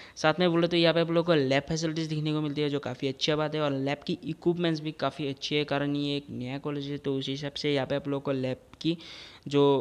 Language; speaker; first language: Hindi; non-native, local second language; Assamese